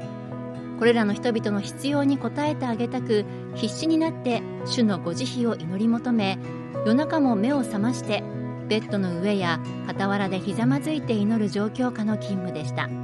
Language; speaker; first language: Japanese; native; Japanese